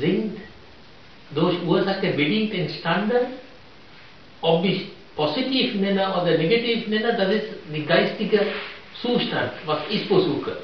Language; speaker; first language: German; non-native, fluent; Sinhala